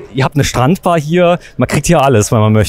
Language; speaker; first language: German; native; German